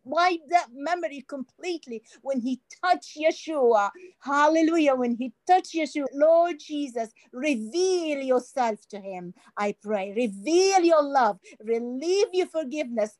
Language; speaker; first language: English; non-native, fluent; Arabic